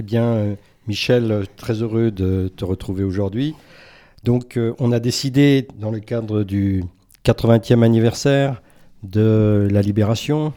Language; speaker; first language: French; native; French